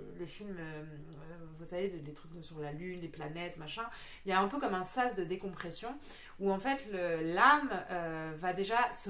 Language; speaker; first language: French; native; French